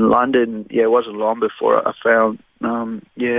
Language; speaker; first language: English; native; English